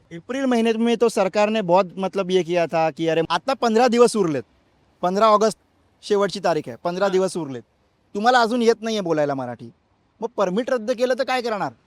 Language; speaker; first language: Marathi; native; Marathi